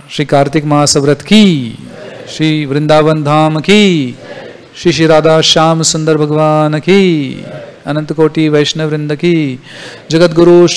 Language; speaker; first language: Hindi; non-native, local second language; Marathi